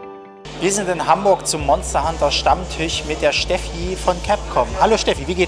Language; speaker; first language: German; native; German